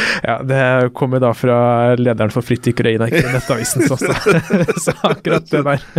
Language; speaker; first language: Norwegian; native; Norwegian